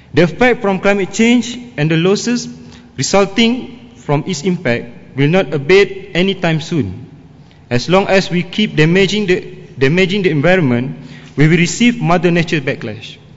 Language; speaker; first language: English; non-native, local second language; Malay